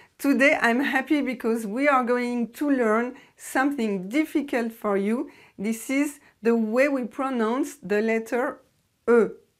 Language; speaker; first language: English; non-native, fluent; French